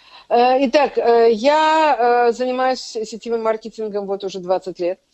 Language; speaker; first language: Russian; native; Russian